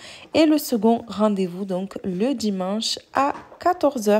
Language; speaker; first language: French; native; French